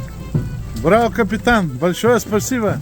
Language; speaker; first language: Russian; non-native, learner; Bulgarian